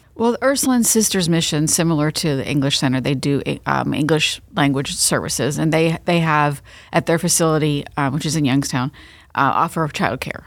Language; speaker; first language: English; native; English